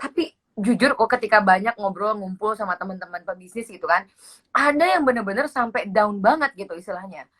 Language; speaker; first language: Indonesian; native; Indonesian